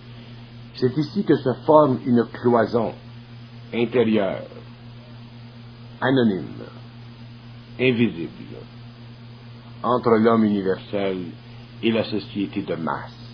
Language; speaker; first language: French; native; French